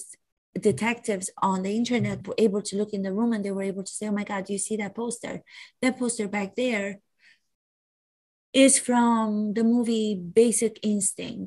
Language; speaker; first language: English; non-native, fluent; Romanian